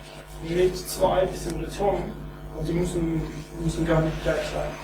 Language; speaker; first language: German; non-native, fluent; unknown